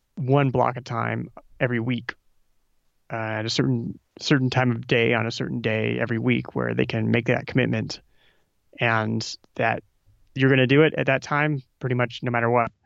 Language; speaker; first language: English; native; English